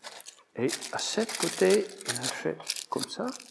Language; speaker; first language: French; non-native, fluent; Dutch